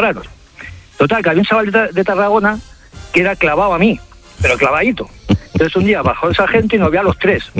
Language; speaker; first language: Spanish; native; Spanish